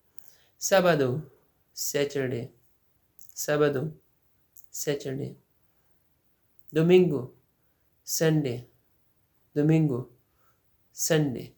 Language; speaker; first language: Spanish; non-native, learner; Urdu